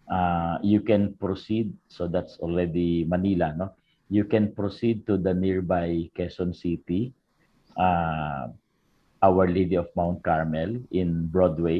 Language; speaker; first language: English; non-native, local second language; Filipino